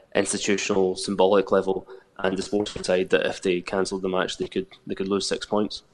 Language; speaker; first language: English; native; English